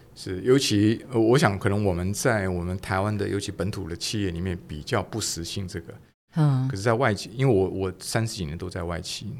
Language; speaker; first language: Chinese; non-native, local second language; Min Nan Chinese